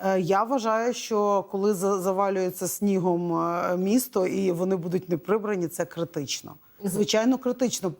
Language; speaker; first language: Ukrainian; native; Ukrainian